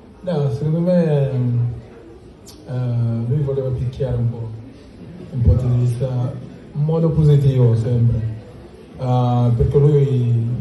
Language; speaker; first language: Italian; non-native, learner; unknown